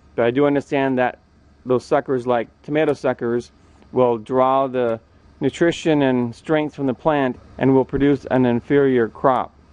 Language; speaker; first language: English; native; English